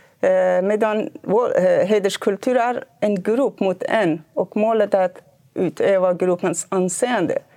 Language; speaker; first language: Swedish; non-native, fluent; Kurdish